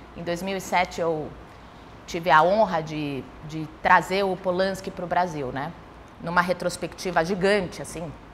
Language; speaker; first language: Portuguese; early bilingual, other home language; Spanish